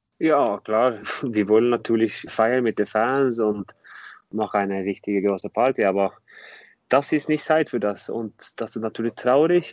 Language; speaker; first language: German; non-native, fluent; Norwegian